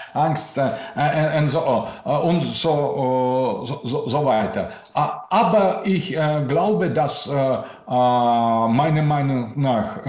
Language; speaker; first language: German; non-native, learner; Russian